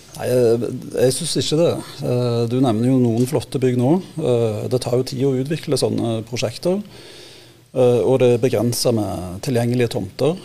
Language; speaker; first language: Norwegian; native; Norwegian